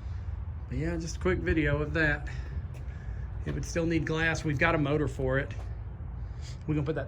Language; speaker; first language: English; native; English